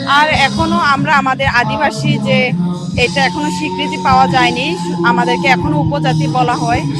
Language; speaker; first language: Bangla; non-native, local second language; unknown